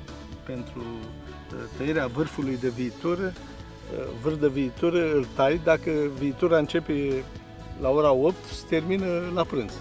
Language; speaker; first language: Romanian; native; Romanian